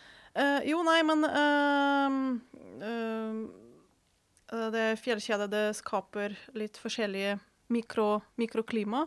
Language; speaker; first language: Norwegian; non-native, fluent; Ukrainian